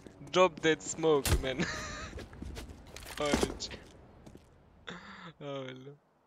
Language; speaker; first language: English; non-native, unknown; Romanian